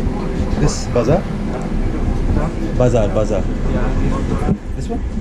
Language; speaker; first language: English; non-native, local second language; Hindi